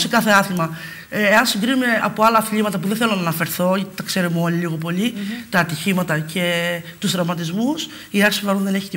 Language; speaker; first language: Greek; native; Greek